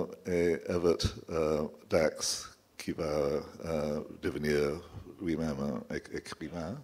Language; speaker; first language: French; non-native, fluent; English